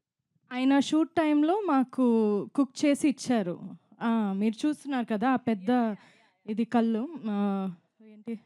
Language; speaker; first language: Telugu; non-native, fluent; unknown